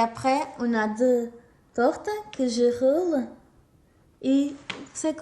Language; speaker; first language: French; non-native, fluent; Portuguese